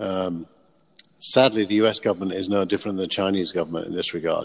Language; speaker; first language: English; native; English